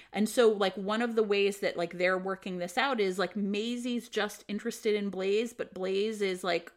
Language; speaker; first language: English; native; English